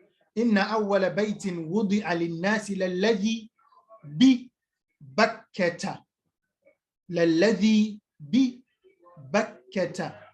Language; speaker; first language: Arabic; non-native, fluent; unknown